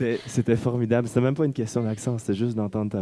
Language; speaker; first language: French; native; French